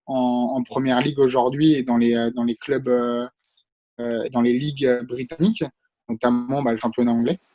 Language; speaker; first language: French; native; French